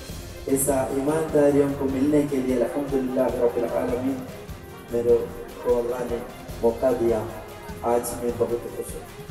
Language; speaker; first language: Hindi; non-native, learner; Malayalam